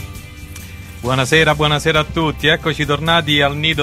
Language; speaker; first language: Italian; native; Italian